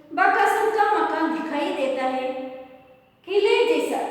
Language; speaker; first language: Hindi; non-native, local second language; Kannada